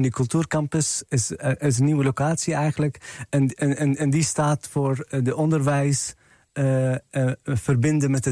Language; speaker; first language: Dutch; non-native, fluent; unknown